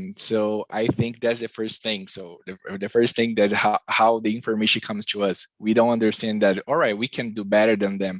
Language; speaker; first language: English; non-native, learner; Portuguese